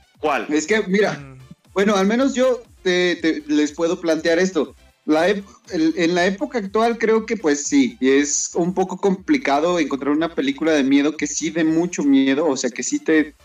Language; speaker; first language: Spanish; native; Spanish